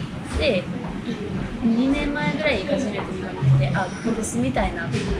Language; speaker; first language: Japanese; non-native, fluent; Russian